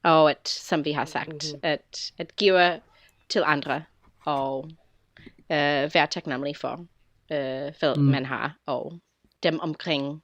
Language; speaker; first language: Danish; non-native, fluent; English